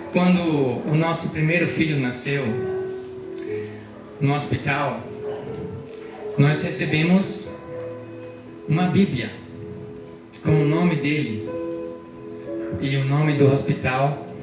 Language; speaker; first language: Portuguese; non-native, fluent; German